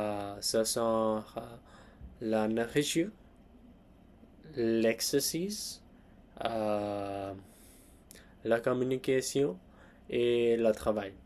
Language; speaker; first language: French; non-native, learner; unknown